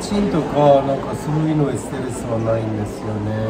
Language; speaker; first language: Japanese; non-native, fluent; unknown